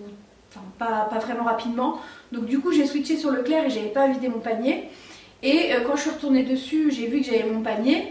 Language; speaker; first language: French; native; French